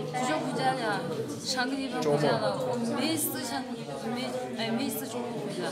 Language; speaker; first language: Chinese; non-native, local second language; Uyghur